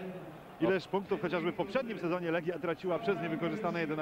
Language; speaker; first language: Polish; native; Polish